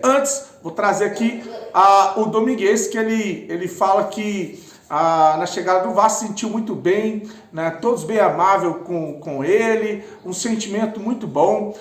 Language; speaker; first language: Portuguese; native; Portuguese